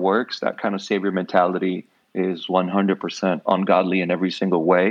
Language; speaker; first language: English; non-native, fluent; Spanish